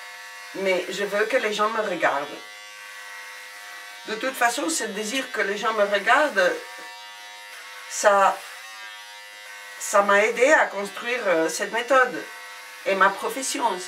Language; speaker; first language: French; non-native, fluent; Spanish